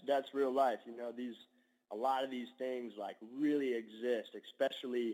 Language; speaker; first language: English; native; English